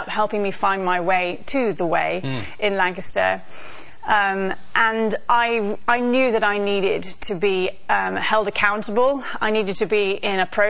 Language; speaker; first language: English; native; English